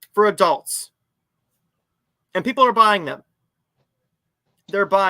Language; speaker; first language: English; native; English